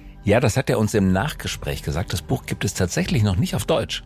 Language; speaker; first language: German; native; German